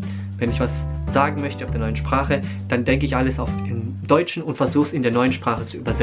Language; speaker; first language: German; early bilingual, other home language; Filipino